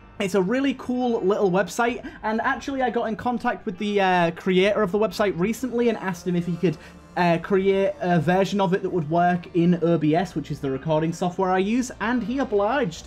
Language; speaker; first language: English; native; English